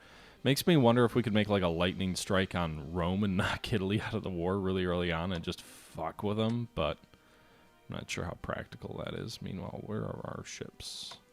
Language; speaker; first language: English; native; English